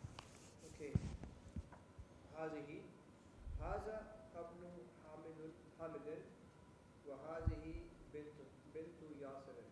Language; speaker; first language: Arabic; non-native, learner; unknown